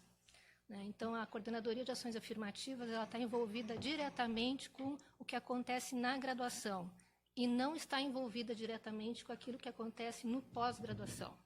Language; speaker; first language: Portuguese; native; Portuguese